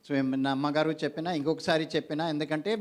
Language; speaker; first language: Telugu; non-native, learner; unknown